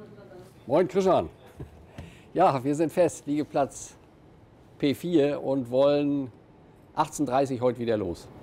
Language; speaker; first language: German; native; German